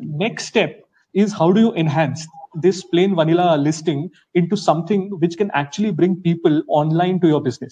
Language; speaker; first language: English; non-native, local second language; Hindi